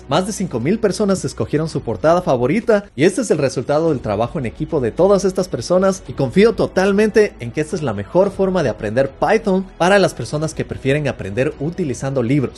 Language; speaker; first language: Spanish; native; Spanish